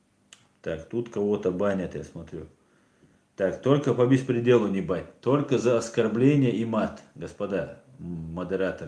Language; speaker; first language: Russian; non-native, local second language; Chechen